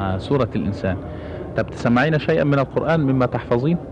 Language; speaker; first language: Arabic; native; Arabic